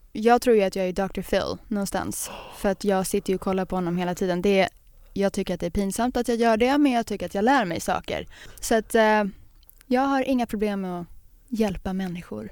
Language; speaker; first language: Swedish; native; Swedish